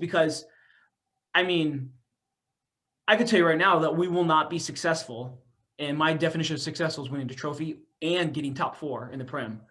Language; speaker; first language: English; native; English